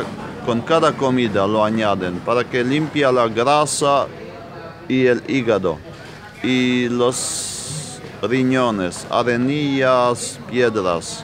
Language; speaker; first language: Spanish; non-native, fluent; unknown